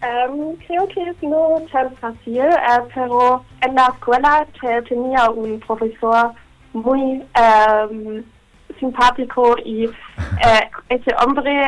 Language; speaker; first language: Spanish; non-native, learner; German